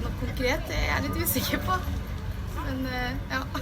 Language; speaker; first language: Norwegian; early bilingual, other home language; Vietnamese